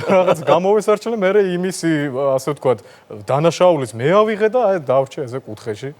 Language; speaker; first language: Georgian; non-native, local second language; Azerbaijani